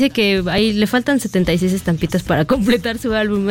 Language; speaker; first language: Spanish; native; Spanish